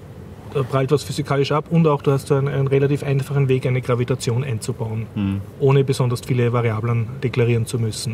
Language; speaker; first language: German; native; German